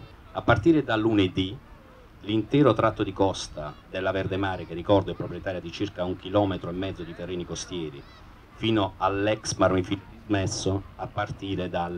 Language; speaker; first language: Italian; native; Italian